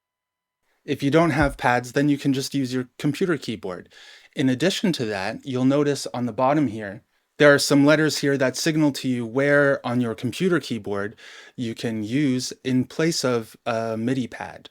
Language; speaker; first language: English; native; English